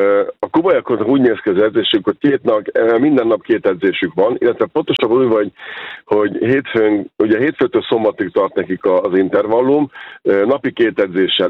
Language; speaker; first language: Hungarian; native; Hungarian